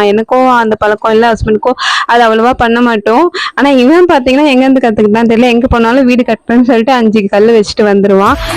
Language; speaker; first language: Tamil; native; Tamil